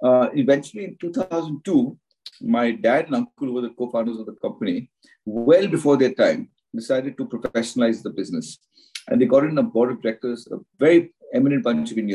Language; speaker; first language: English; non-native, local second language; Hindi